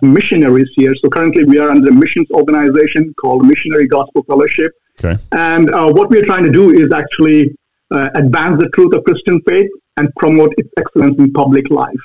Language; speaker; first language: English; non-native, local second language; Malayalam